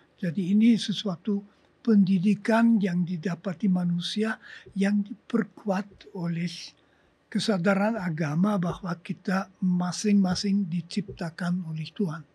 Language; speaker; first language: Indonesian; non-native, fluent; German